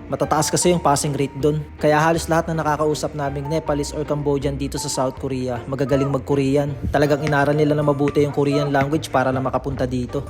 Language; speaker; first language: Filipino; native; Filipino